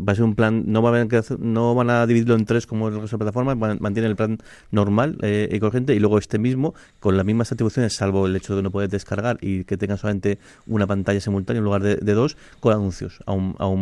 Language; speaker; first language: Spanish; native; Spanish